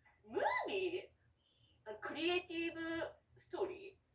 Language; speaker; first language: English; non-native, learner; Japanese